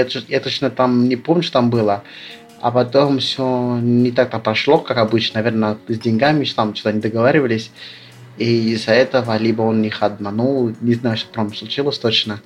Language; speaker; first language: Russian; early bilingual, other home language; Lingala